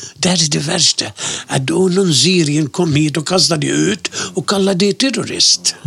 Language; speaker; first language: Swedish; non-native, fluent; Arabic